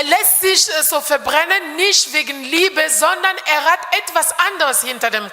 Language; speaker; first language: German; non-native, fluent; French